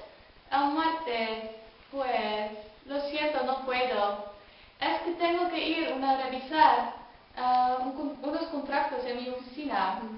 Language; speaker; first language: Spanish; non-native, learner; Dutch